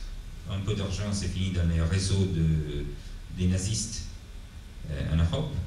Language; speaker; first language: French; non-native, fluent; Italian